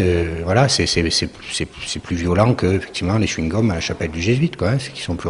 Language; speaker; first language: French; native; French